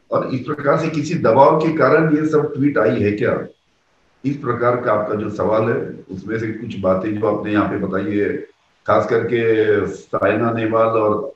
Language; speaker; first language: Hindi; non-native, local second language; Marathi